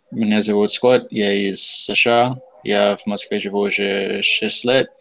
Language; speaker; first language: Russian; non-native, learner; English